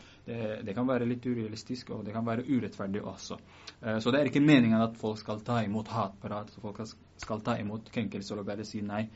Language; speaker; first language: Norwegian; early bilingual, other home language; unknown